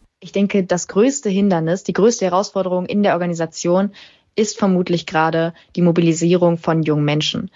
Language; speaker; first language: German; native; German